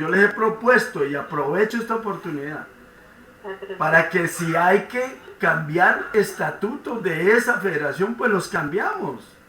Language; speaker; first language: Spanish; native; Spanish